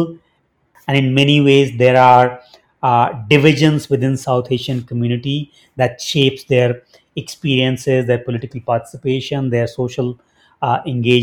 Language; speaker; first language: English; non-native, local second language; Hindi